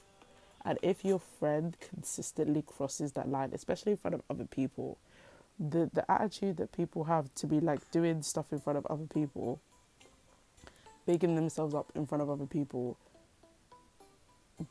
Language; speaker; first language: English; native; English